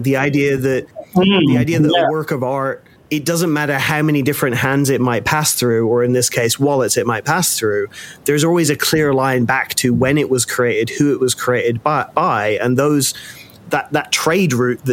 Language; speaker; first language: English; native; English